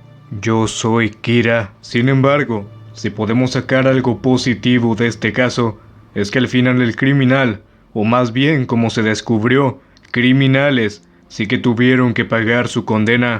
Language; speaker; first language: Spanish; native; Spanish